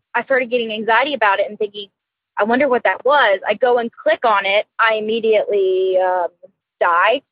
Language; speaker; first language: English; native; English